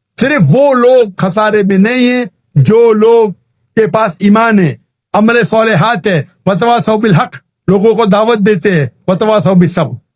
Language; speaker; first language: Urdu; non-native, local second language; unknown